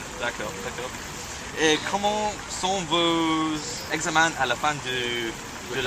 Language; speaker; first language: French; non-native, learner; English